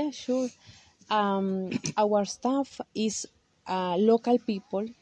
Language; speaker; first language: English; non-native, local second language; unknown